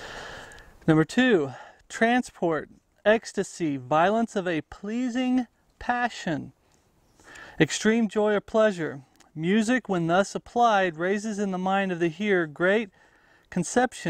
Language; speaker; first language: English; native; English